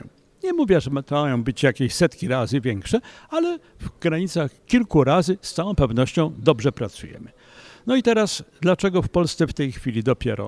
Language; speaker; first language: Polish; native; Polish